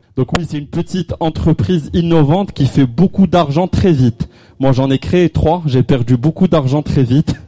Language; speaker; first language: French; non-native, local second language; Arabic